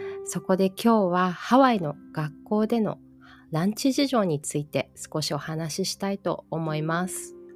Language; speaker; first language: Japanese; early bilingual, heritage; Japanese